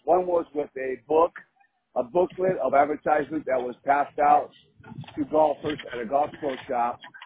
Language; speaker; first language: English; early bilingual, other home language; Spanish